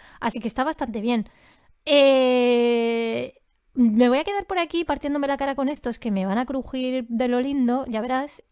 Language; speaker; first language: Spanish; native; Spanish